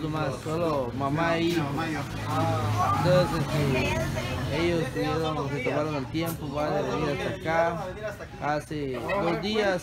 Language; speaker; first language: Spanish; native; Spanish